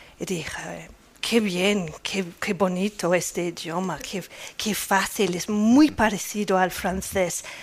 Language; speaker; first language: Spanish; non-native, fluent; English